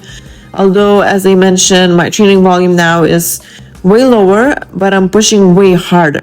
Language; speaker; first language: English; non-native, fluent; Lithuanian